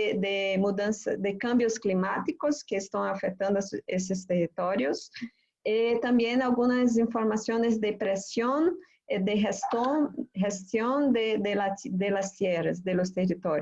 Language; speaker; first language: Spanish; non-native, fluent; Portuguese